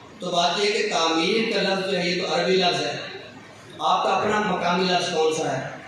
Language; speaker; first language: Urdu; non-native, local second language; Saraiki